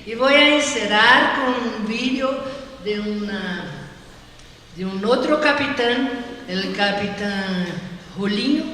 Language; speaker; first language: Spanish; non-native, learner; Portuguese